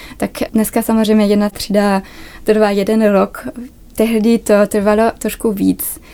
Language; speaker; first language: Czech; early bilingual, other home language; German